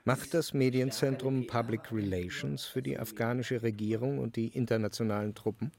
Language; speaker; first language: German; native; German